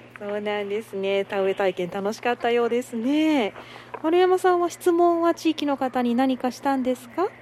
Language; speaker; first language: Japanese; native; Japanese